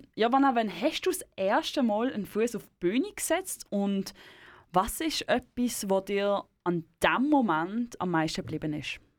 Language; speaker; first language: German; native; German